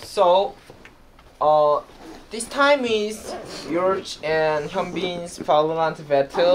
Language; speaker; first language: English; non-native, learner; Korean